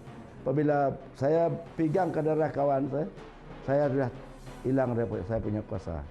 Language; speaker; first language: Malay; non-native, local second language; Iban